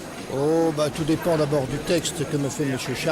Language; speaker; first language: French; native; French